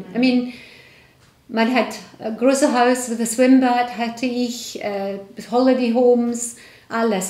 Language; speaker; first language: German; non-native, learner; English